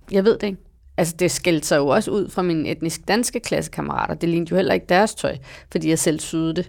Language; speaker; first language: Danish; early bilingual, other home language; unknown